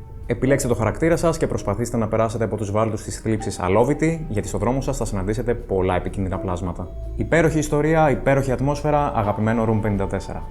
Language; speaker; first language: Greek; native; Greek